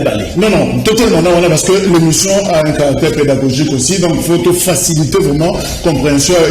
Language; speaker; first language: French; non-native, local second language; Lingala